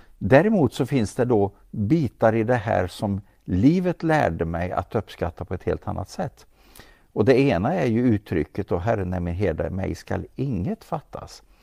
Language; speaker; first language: Swedish; native; Swedish